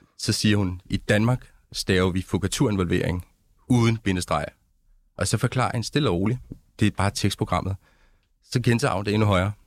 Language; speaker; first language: Danish; early bilingual, other home language; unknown